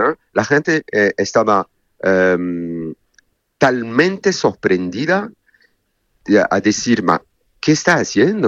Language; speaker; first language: Spanish; non-native, learner; French